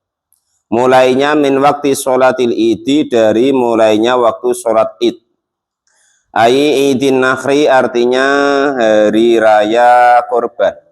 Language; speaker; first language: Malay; non-native, local second language; Javanese